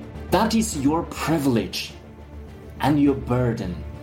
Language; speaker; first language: English; non-native, fluent; Chinese